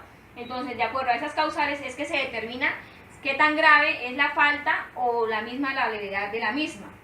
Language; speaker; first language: Spanish; native; Spanish